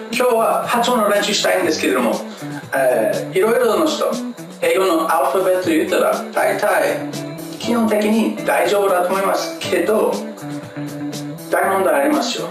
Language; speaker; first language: Japanese; non-native, fluent; English